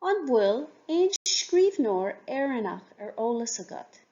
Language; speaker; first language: Irish; non-native, local second language; English